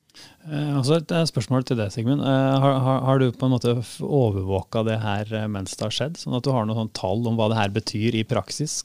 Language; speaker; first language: Norwegian; native; Norwegian